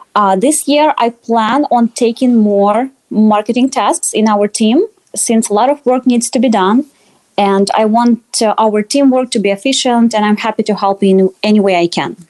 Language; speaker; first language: English; non-native, fluent; Russian